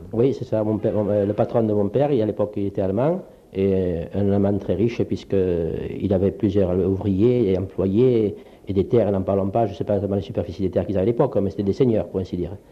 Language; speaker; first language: French; early bilingual, other home language; Polish